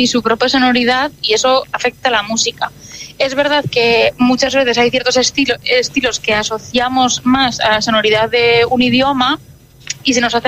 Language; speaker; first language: Spanish; non-native, local second language; Basque